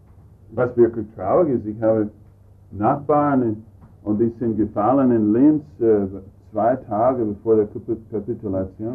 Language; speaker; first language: German; non-native, fluent; English